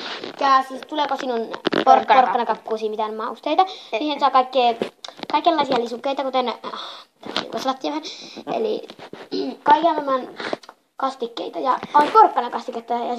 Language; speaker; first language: Finnish; native; Finnish